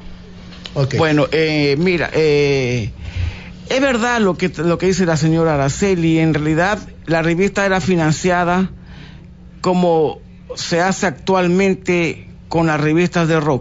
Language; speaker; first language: Spanish; native; Spanish